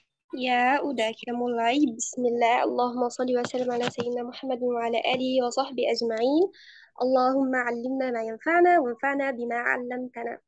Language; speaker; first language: Indonesian; non-native, fluent; Arabic